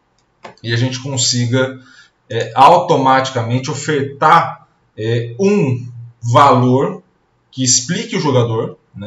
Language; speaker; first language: Portuguese; native; Portuguese